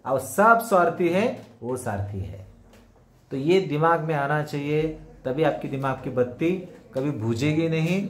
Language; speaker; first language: Hindi; non-native, local second language; Marathi